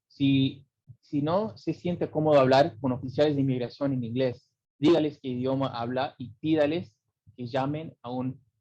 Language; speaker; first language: Spanish; early bilingual, heritage; English